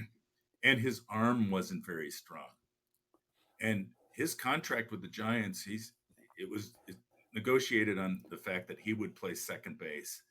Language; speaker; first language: English; native; English